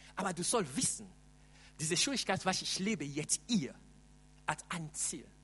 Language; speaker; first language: German; non-native, fluent; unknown